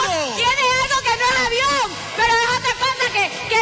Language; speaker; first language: Spanish; native; Spanish